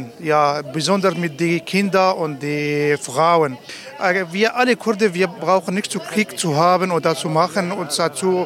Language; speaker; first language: German; non-native, learner; Kurdish